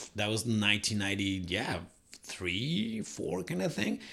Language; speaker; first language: English; non-native, fluent; Spanish